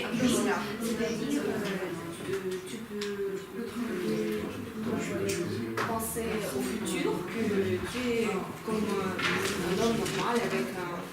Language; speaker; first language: French; non-native, learner; Ukrainian